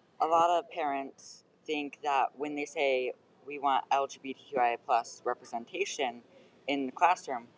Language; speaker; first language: English; native; English